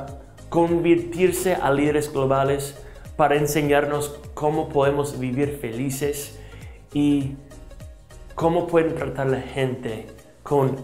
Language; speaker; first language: Spanish; non-native, fluent; English